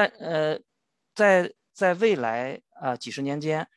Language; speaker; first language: Chinese; native; Chinese